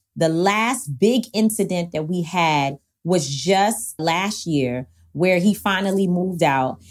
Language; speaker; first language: English; native; English